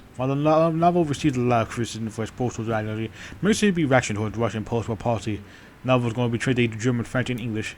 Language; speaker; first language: English; native; English